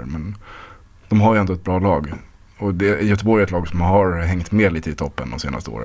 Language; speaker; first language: Swedish; native; Swedish